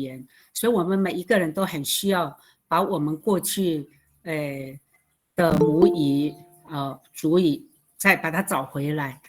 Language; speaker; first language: Chinese; non-native, local second language; Amis